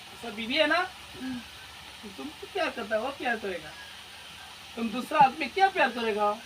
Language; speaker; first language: Hindi; non-native, local second language; Bangla